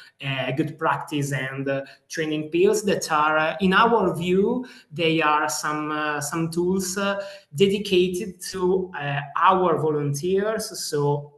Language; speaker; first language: English; non-native, fluent; Italian